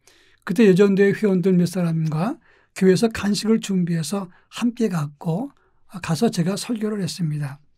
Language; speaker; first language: Korean; native; Korean